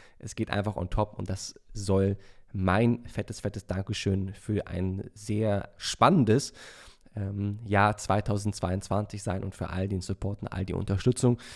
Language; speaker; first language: German; native; German